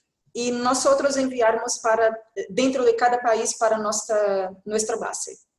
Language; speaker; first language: Spanish; non-native, fluent; Portuguese